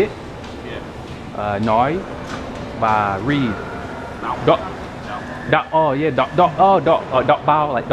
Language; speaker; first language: Vietnamese; non-native, learner; English